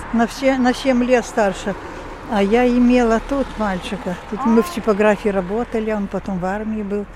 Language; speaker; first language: Russian; non-native, local second language; Polish